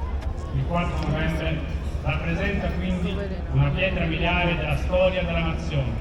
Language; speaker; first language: Italian; native; Italian